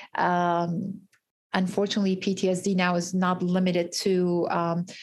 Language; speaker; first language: English; early bilingual, other home language; Kurdish